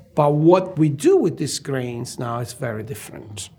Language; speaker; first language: English; non-native, fluent; Italian